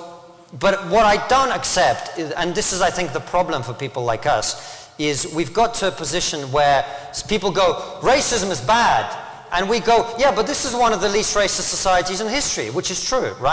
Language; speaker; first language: English; early bilingual, other home language; Russian